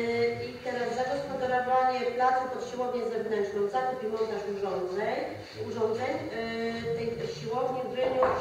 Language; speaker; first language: Polish; native; Polish